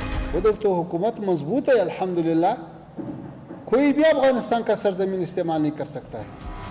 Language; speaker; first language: Hindi; non-native, fluent; Pashto